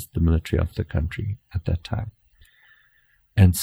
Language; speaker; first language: English; non-native, local second language; Afrikaans